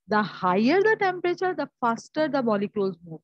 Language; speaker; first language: English; non-native, local second language; Urdu